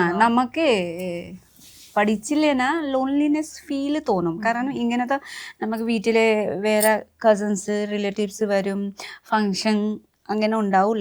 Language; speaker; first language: Malayalam; non-native, fluent; Nepali